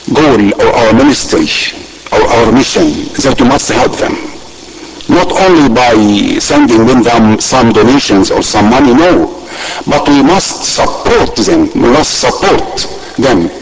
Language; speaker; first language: English; non-native, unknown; Arabic